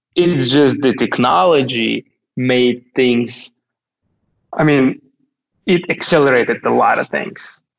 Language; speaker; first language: English; non-native, fluent; Russian